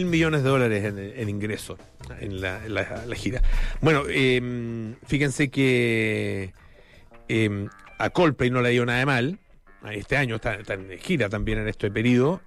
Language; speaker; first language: Spanish; native; Spanish